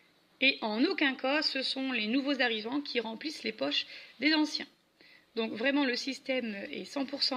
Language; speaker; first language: French; native; French